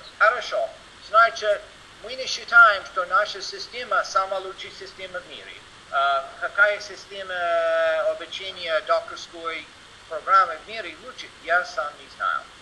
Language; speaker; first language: Russian; non-native, learner; English